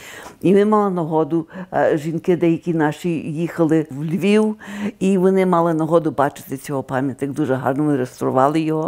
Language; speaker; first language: Ukrainian; early bilingual, heritage; Ukrainian